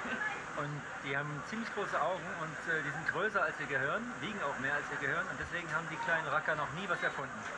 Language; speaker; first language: German; native; German